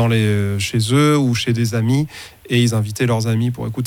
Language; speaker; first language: French; native; French